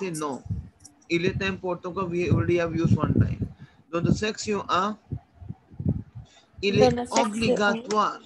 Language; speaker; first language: French; non-native, learner; Hindi